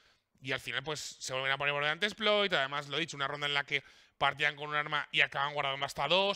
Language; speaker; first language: Spanish; native; Spanish